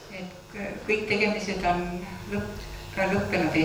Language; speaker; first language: Finnish; non-native, learner; Estonian